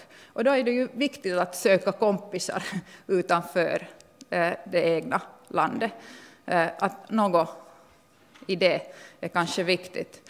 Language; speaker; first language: Swedish; non-native, local second language; Finnish